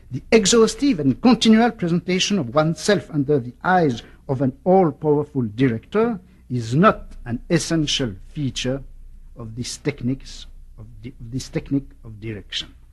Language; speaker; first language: English; non-native, fluent; French